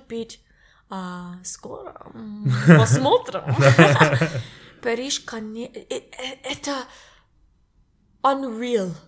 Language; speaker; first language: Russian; non-native, learner; English